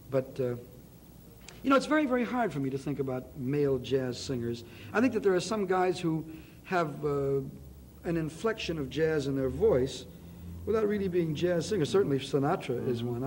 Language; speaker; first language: English; native; English